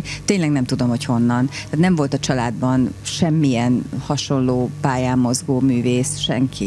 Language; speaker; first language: Hungarian; native; Hungarian